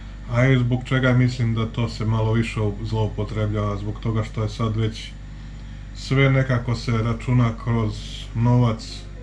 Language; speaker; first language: Serbian; native; Serbian